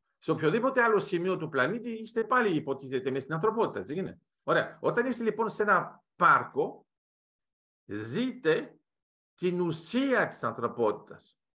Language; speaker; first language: Greek; early bilingual, heritage; Greek